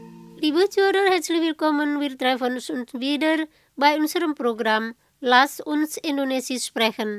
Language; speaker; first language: German; non-native, learner; Indonesian